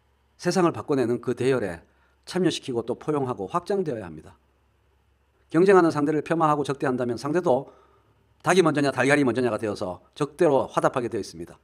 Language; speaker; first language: Korean; native; Korean